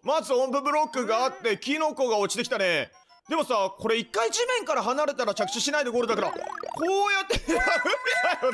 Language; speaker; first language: Japanese; native; Japanese